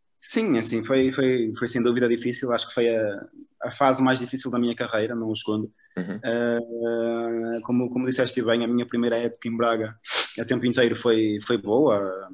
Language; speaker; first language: Portuguese; native; Portuguese